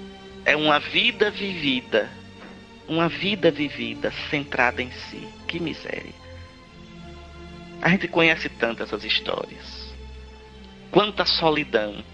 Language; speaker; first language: Portuguese; native; Portuguese